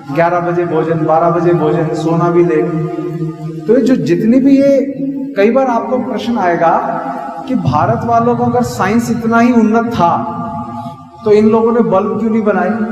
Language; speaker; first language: Hindi; native; Hindi